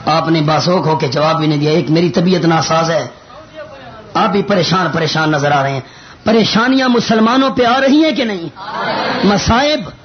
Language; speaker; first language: Urdu; non-native, local second language; Punjabi